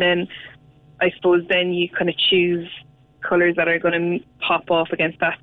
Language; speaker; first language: English; native; English